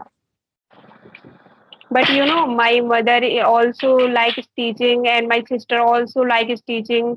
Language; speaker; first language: English; non-native, learner; Hindi